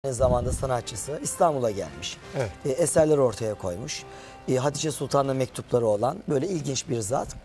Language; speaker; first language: Turkish; native; Turkish